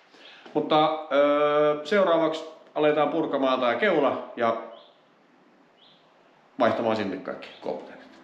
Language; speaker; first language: Finnish; native; Finnish